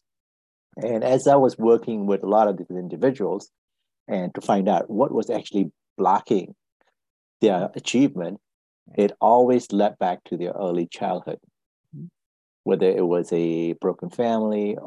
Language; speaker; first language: English; non-native, local second language; Tamil